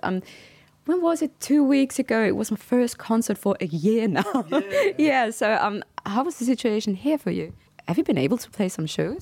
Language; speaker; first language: English; non-native, fluent; German